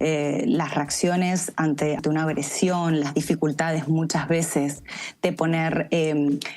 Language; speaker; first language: Spanish; native; Spanish